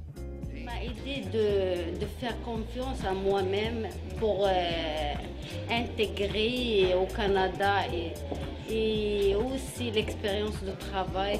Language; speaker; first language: French; non-native, local second language; Arabic